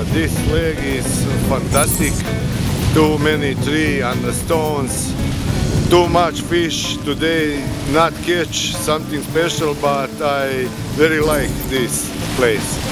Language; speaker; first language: English; non-native, learner; Croatian